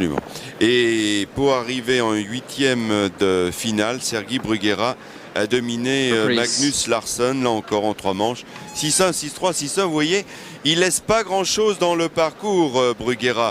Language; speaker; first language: French; native; French